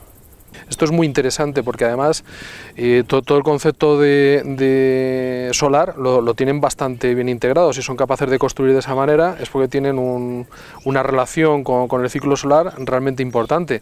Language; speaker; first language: Spanish; native; Spanish